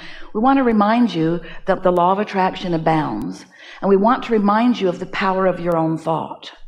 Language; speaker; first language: English; native; English